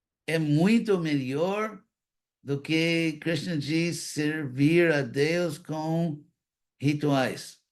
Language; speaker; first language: Portuguese; non-native, fluent; English